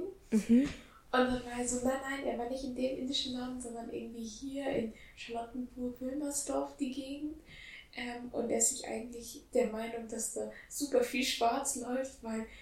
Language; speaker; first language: German; native; German